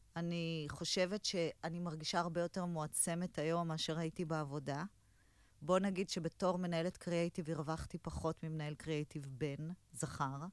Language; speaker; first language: Hebrew; native; Hebrew